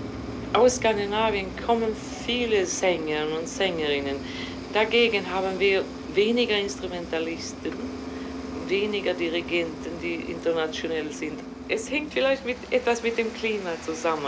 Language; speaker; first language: German; non-native, fluent; Swedish